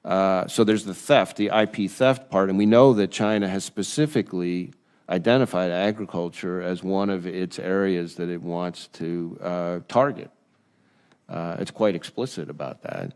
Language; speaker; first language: English; native; English